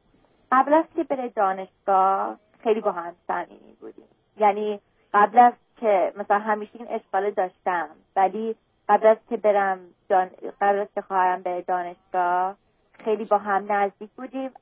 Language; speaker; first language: Persian; early bilingual, heritage; Persian